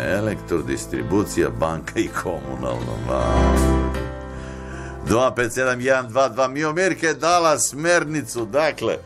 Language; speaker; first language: Serbian; native; Serbian